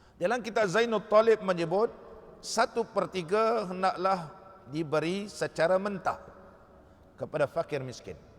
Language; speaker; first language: Malay; native; Malay